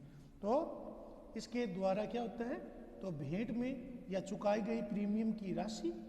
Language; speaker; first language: Hindi; native; Hindi